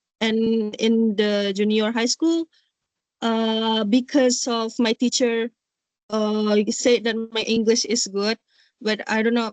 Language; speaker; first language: English; non-native, learner; Indonesian